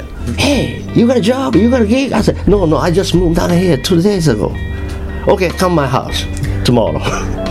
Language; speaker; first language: English; non-native, learner; Japanese